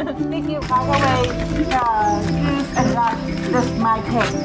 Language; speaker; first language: English; non-native, learner; Thai